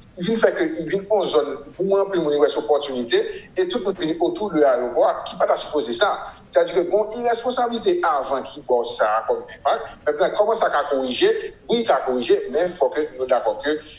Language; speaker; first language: Haitian Creole; native; Haitian Creole